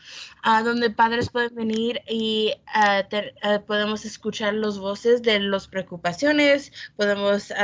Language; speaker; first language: Spanish; early bilingual, heritage; Spanish